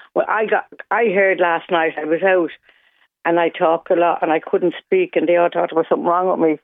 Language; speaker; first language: English; native; English